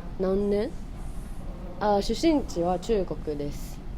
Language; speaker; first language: Japanese; non-native, fluent; Chinese